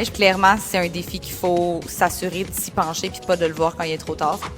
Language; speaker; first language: French; native; French